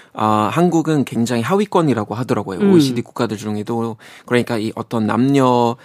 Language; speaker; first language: Korean; non-native, fluent; German